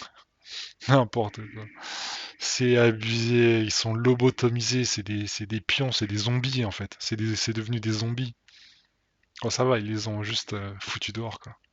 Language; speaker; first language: French; native; French